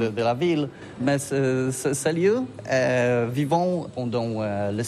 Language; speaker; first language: French; non-native, learner; Polish